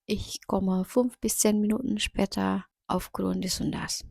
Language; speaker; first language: German; non-native, fluent; Indonesian